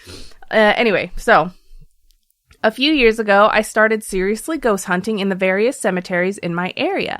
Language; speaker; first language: English; native; English